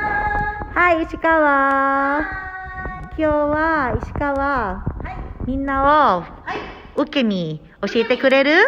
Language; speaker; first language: Japanese; non-native, learner; Filipino